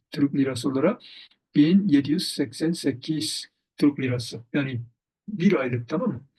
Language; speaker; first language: Turkish; non-native, fluent; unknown